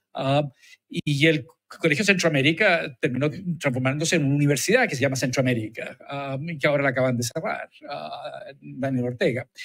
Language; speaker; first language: Spanish; native; Spanish